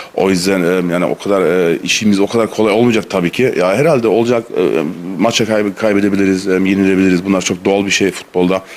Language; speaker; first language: Turkish; early bilingual, heritage; Turkish